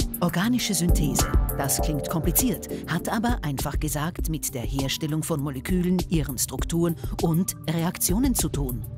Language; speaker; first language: German; native; German